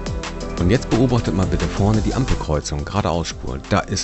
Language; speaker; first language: German; native; German